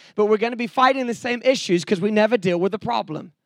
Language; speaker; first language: English; native; English